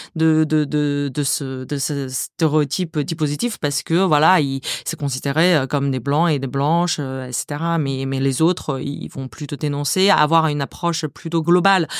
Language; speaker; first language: French; non-native, fluent; Chinese